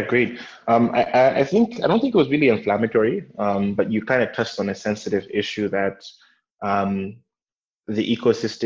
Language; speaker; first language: English; non-native, local second language; Nyanja